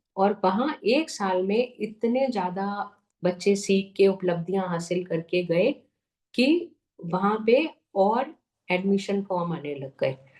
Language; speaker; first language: Hindi; native; Hindi